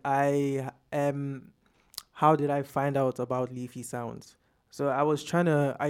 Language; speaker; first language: English; non-native, local second language; Yoruba